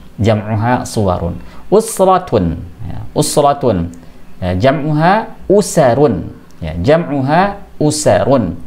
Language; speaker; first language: Arabic; non-native, fluent; Indonesian